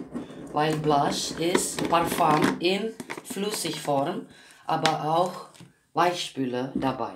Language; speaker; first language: German; non-native, learner; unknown